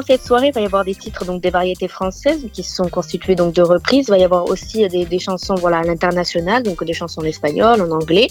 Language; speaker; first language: French; native; French